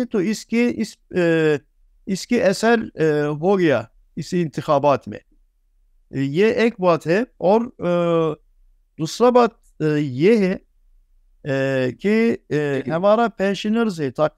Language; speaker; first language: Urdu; non-native, fluent; Turkish